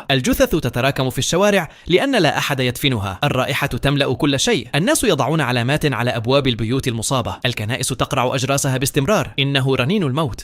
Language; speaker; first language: Arabic; native; Arabic